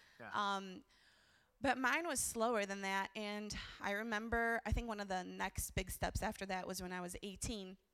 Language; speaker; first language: English; early bilingual, other home language; Portuguese